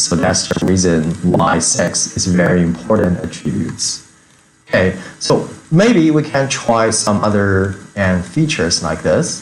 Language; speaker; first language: English; non-native, fluent; Chinese